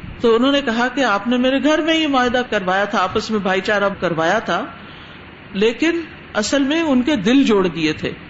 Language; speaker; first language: Urdu; non-native, local second language; Punjabi